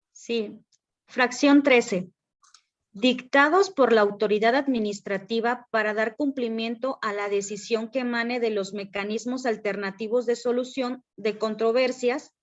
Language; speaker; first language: Spanish; native; Spanish